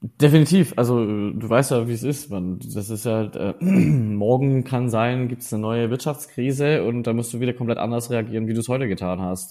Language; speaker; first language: German; native; German